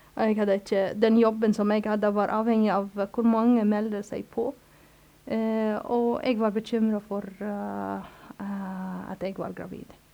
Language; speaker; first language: Norwegian; non-native, fluent; Arabic